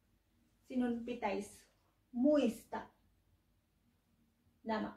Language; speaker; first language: Finnish; non-native, learner; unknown